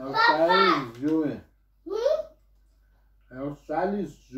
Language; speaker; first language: Portuguese; native; Portuguese